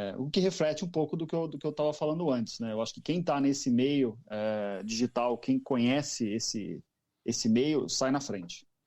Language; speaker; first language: Portuguese; native; Portuguese